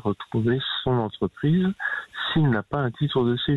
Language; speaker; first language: French; native; French